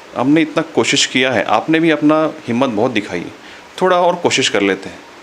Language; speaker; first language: Hindi; non-native, local second language; Marathi